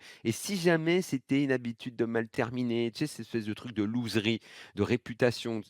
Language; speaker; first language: French; native; French